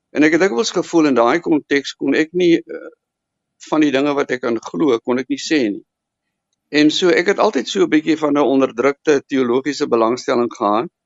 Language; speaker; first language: Afrikaans; native; Afrikaans